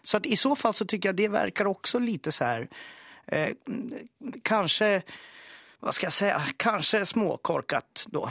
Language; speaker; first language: Swedish; native; Swedish